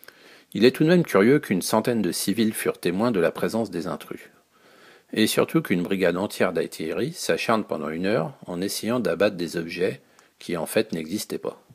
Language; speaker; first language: French; native; French